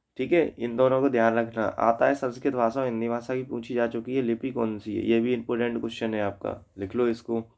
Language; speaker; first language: Hindi; native; Hindi